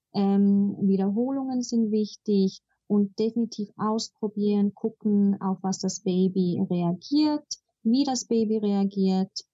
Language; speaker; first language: German; early bilingual, heritage; German